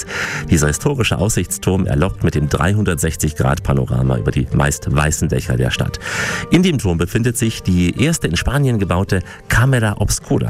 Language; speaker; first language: German; native; German